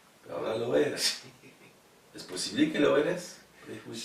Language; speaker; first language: Spanish; non-native, fluent; French